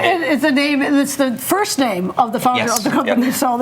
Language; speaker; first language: English; native; English